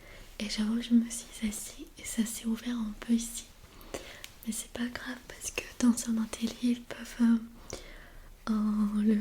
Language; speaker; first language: French; non-native, fluent; Armenian